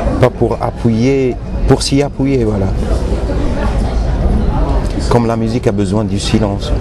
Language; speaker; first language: French; non-native, local second language; Arabic